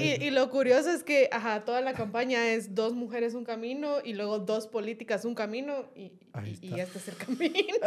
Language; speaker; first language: Spanish; native; Spanish